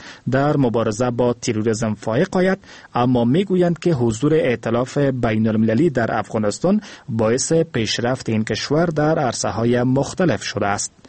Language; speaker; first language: Persian; native; Persian